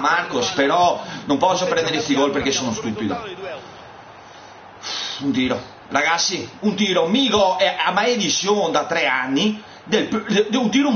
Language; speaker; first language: Italian; native; Italian